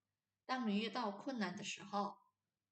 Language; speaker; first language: Chinese; non-native, fluent; Indonesian